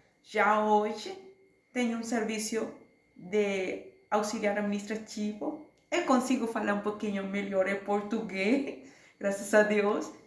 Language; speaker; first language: Portuguese; non-native, learner; Spanish